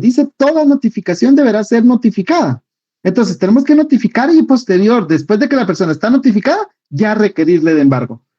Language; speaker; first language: Spanish; native; Spanish